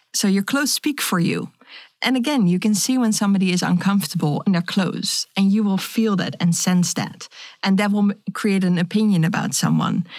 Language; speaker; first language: English; non-native, fluent; Dutch